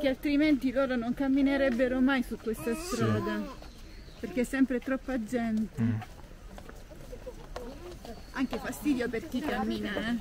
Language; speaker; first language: Italian; native; Italian